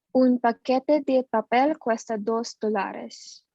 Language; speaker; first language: Spanish; non-native, learner; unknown